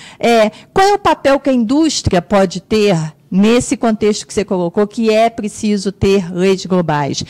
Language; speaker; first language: Portuguese; native; Portuguese